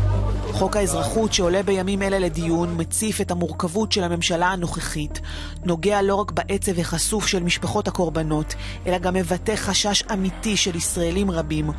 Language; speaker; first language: Hebrew; native; Hebrew